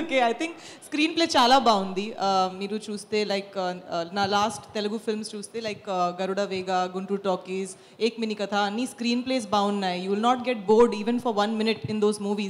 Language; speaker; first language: Telugu; non-native, fluent; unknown